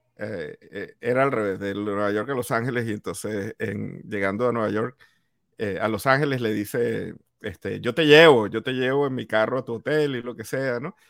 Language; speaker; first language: Spanish; native; Spanish